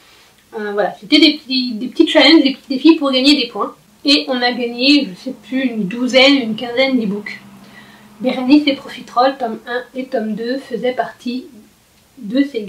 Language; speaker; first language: French; native; French